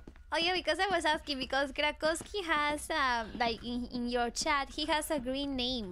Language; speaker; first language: English; non-native, fluent; Spanish